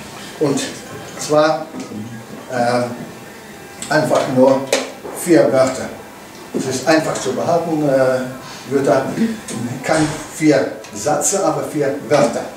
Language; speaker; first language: German; non-native, learner; English